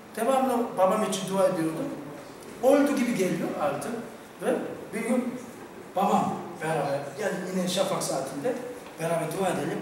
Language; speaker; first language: Turkish; non-native, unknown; Korean